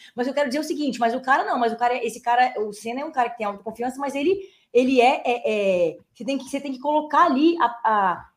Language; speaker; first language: Portuguese; native; Portuguese